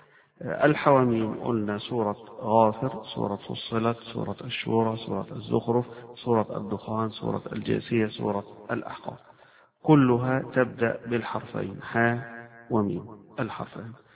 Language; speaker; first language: Arabic; native; Arabic